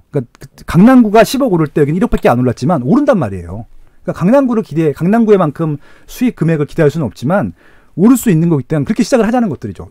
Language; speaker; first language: Korean; native; Korean